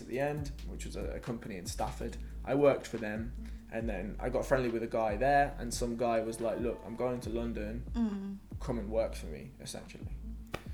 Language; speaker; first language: English; native; English